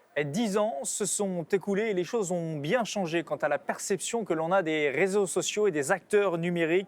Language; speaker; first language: French; native; French